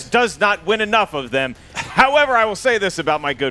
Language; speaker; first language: English; native; English